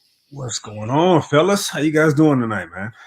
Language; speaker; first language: English; native; English